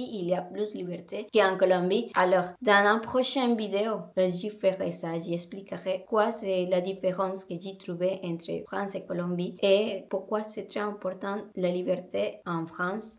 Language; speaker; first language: French; non-native, learner; Spanish